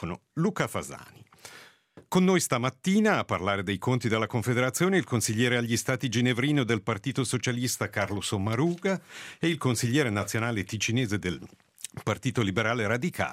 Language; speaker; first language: Italian; native; Italian